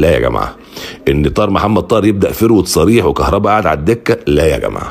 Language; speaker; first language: Arabic; native; Arabic